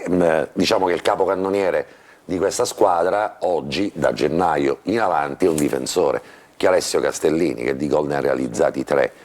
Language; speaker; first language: Italian; native; Italian